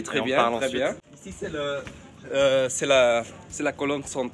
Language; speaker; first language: French; non-native, fluent; Dutch